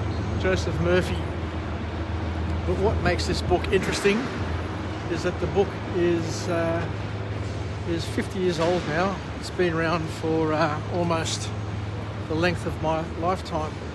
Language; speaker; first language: English; native; English